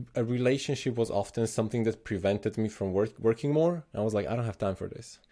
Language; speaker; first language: English; non-native, fluent; Slovenian